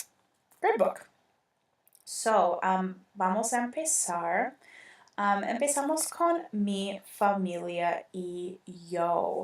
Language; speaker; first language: Spanish; non-native, fluent; English